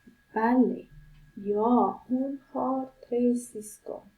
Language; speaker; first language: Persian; native; Persian